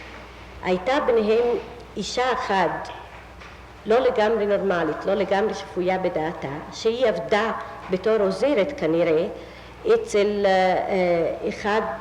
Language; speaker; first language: Hebrew; non-native, fluent; Italian